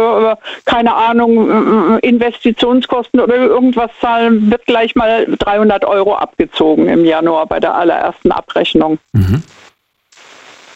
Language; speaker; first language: German; native; German